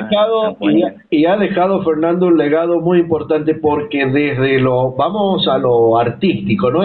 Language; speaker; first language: Spanish; native; Spanish